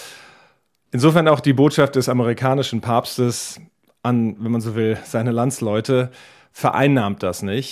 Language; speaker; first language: German; native; German